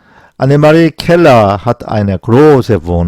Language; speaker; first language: German; non-native, fluent; Korean